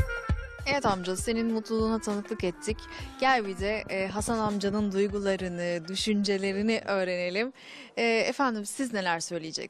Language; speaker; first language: Turkish; native; Turkish